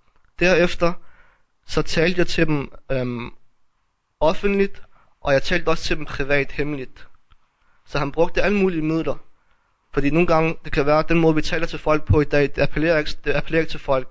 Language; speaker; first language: Danish; early bilingual, other home language; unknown